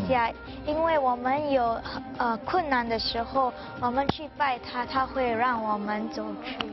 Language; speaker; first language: Chinese; non-native, local second language; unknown